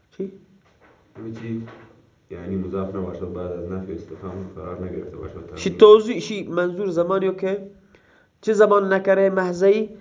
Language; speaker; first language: Persian; non-native, local second language; Baluchi